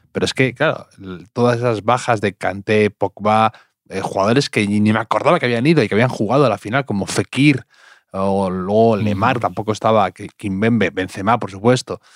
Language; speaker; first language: Spanish; native; Spanish